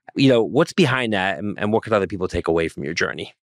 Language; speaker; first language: English; native; English